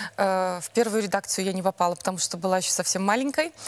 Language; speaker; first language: Russian; non-native, local second language; Belarusian